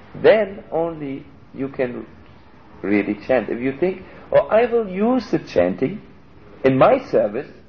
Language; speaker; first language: English; non-native, fluent; German